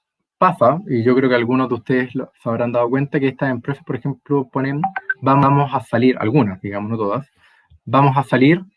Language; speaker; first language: Spanish; native; Spanish